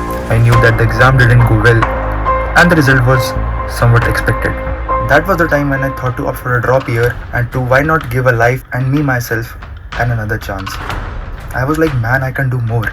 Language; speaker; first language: English; non-native, local second language; Hindi